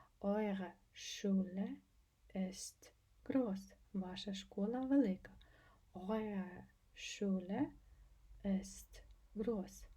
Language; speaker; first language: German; non-native, fluent; Ukrainian